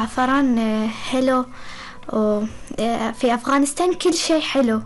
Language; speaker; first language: Arabic; non-native, learner; Persian